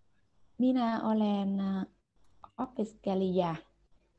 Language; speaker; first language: Finnish; non-native, learner; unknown